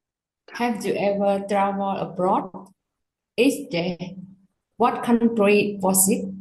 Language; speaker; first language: English; non-native, learner; Khmer